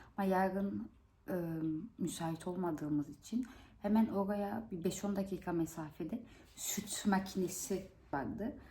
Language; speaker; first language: Turkish; early bilingual, heritage; Turkish